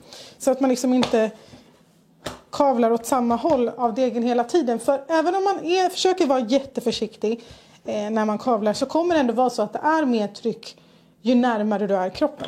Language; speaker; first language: Swedish; native; Swedish